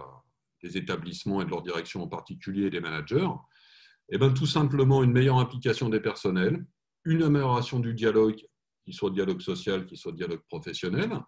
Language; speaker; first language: French; native; French